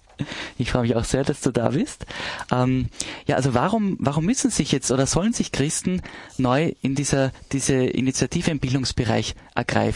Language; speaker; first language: German; native; German